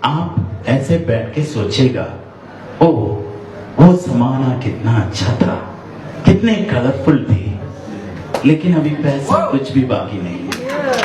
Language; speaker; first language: Hindi; non-native, learner; Nepali